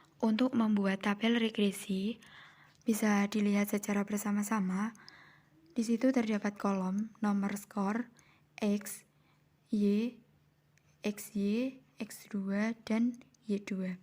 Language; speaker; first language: Indonesian; native; Indonesian